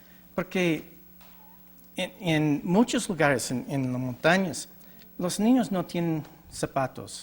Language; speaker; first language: Spanish; non-native, learner; English